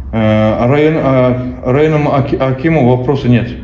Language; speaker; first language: Russian; non-native, local second language; Kazakh